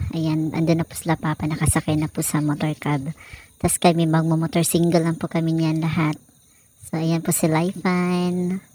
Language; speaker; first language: Filipino; non-native, local second language; Cebuano